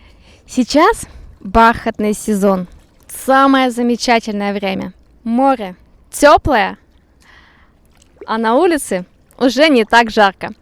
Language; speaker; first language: Russian; native; Russian